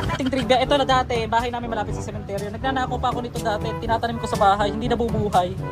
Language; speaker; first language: Filipino; native; Filipino